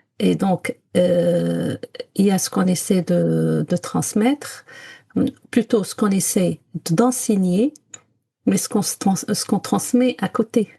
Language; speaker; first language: French; non-native, local second language; Arabic